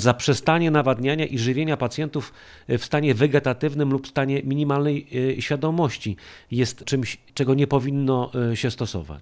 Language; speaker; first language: Polish; native; Polish